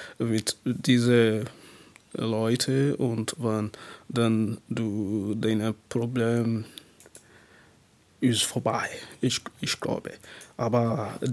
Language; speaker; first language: German; non-native, learner; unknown